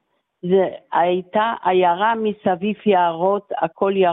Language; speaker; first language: Hebrew; non-native, fluent; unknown